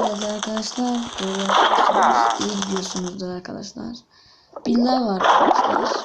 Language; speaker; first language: Turkish; native; Turkish